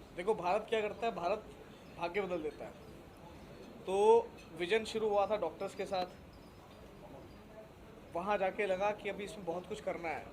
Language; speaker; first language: Hindi; native; Hindi